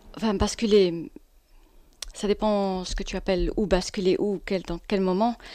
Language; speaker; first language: French; non-native, fluent; English